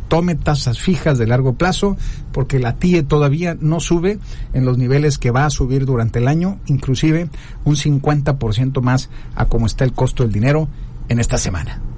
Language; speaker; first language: Spanish; native; Spanish